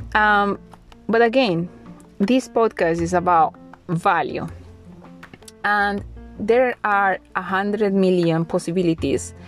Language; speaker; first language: English; non-native, fluent; Spanish